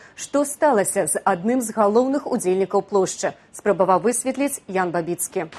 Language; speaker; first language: Belarusian; native; Belarusian